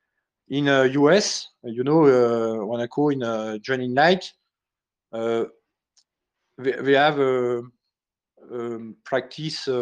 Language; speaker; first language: English; non-native, learner; French